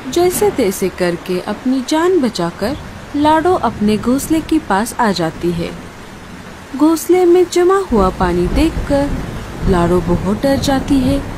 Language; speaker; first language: Hindi; native; Hindi